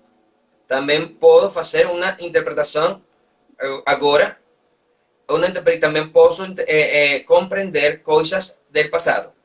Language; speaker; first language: Portuguese; non-native, learner; Spanish